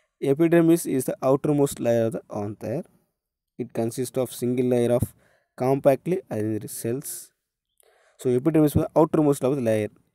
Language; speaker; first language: English; non-native, local second language; Tamil